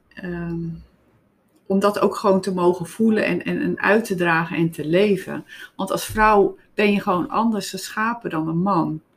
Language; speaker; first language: Dutch; native; Dutch